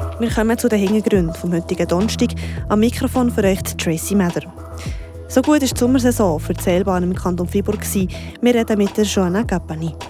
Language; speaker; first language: German; native; German